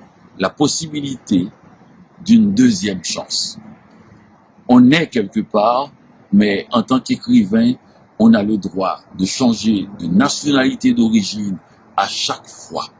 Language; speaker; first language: French; non-native, local second language; Haitian Creole